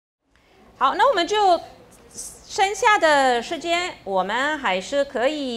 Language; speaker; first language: Chinese; non-native, fluent; Italian